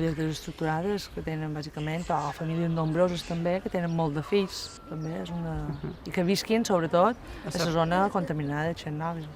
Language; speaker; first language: Catalan; native; Catalan